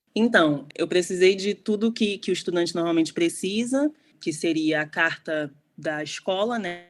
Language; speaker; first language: Portuguese; native; Portuguese